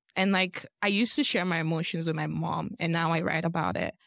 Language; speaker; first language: English; non-native, local second language; Yoruba